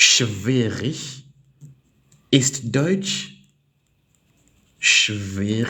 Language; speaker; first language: German; non-native, learner; English